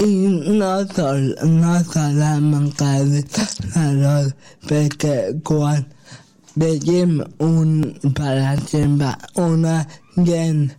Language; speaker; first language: Catalan; non-native, local second language; Spanish